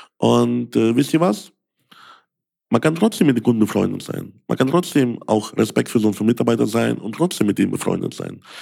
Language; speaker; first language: German; early bilingual, other home language; Russian